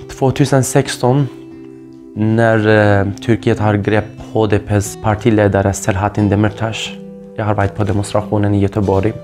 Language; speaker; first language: Swedish; non-native, fluent; Kurdish